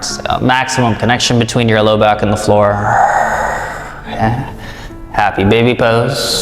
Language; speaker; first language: English; native; English